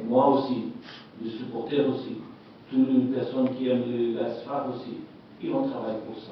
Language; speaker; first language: French; non-native, learner; Portuguese